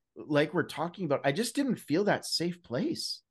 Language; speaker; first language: English; native; English